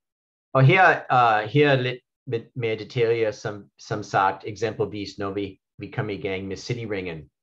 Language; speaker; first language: Danish; non-native, fluent; English